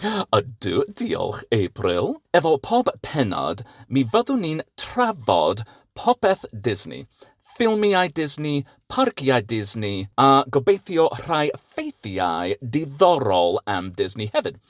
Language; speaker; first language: Welsh; non-native, learner; English